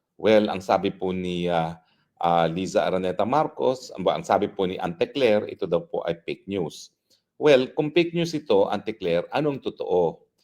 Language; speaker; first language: Filipino; native; Filipino